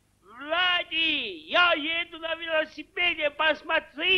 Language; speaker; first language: Russian; non-native, local second language; Estonian